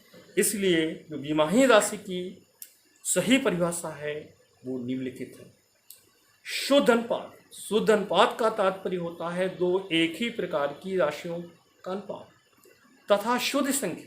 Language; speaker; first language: Hindi; native; Hindi